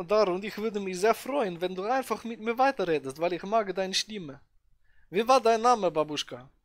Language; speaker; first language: German; native; German